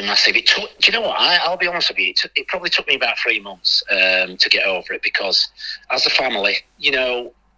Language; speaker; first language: English; native; English